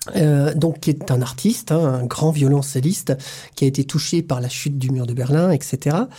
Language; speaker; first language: French; native; French